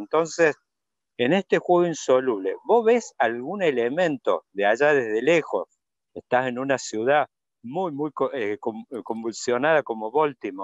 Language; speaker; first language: Spanish; native; Spanish